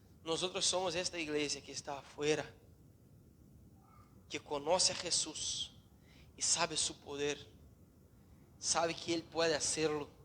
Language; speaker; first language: Spanish; non-native, learner; Portuguese